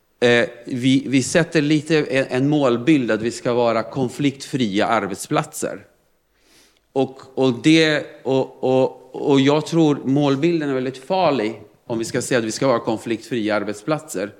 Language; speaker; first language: Swedish; non-native, fluent; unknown